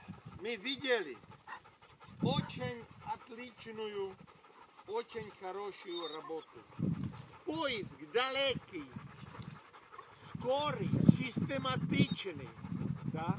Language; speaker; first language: Russian; non-native, learner; Czech